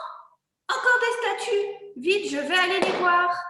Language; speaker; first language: French; native; French